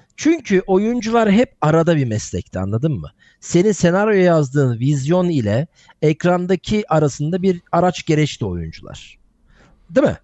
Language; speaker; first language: Turkish; native; Turkish